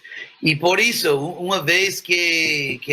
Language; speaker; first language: Portuguese; non-native, fluent; English